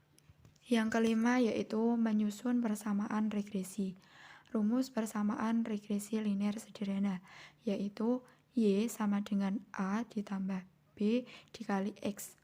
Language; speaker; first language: Indonesian; native; Indonesian